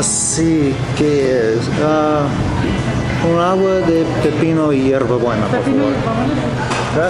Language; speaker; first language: Spanish; non-native, learner; English